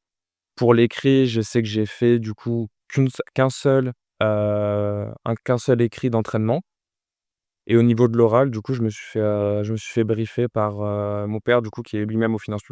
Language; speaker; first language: French; native; French